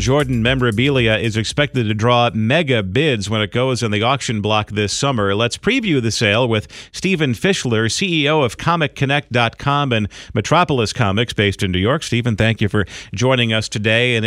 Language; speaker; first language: English; native; English